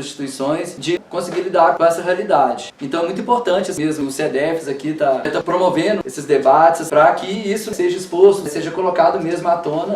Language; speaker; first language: Portuguese; native; Portuguese